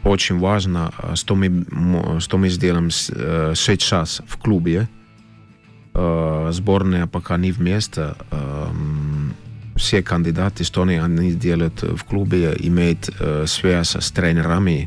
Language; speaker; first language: Russian; non-native, fluent; Finnish